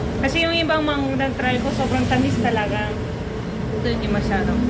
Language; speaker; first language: Filipino; non-native, learner; Russian